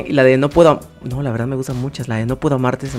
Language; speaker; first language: Spanish; native; Spanish